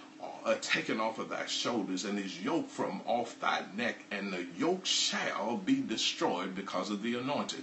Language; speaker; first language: English; native; English